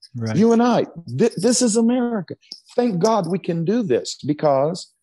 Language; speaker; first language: English; native; English